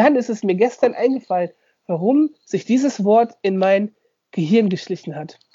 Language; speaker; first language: German; native; German